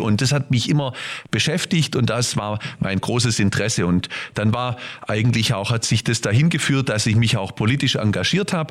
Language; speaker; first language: German; native; German